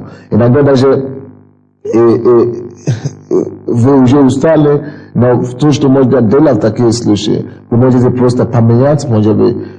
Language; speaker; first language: Russian; non-native, fluent; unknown